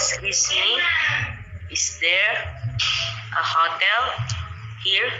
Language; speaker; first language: English; non-native, learner; Indonesian